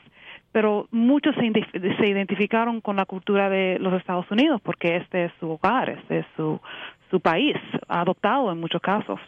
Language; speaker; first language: Spanish; early bilingual, heritage; Spanish